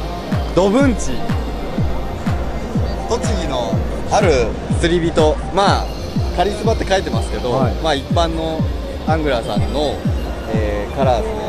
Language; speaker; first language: Japanese; native; Japanese